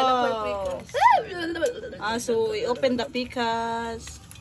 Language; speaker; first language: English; non-native, local second language; Cebuano